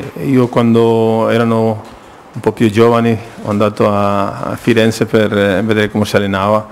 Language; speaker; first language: Italian; non-native, fluent; Spanish